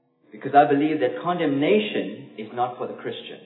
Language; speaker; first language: English; non-native, local second language; Afrikaans